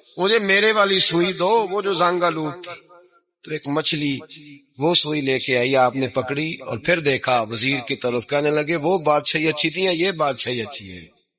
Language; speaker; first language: Urdu; non-native, local second language; Punjabi